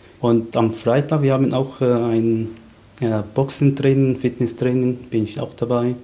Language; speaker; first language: German; non-native, fluent; Arabic